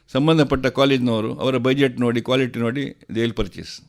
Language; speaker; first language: Kannada; non-native, local second language; Konkani